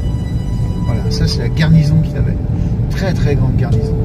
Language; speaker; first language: French; native; French